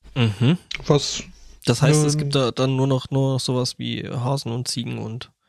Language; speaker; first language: German; native; German